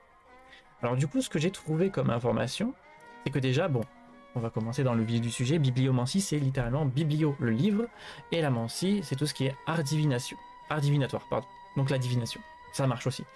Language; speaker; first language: French; native; French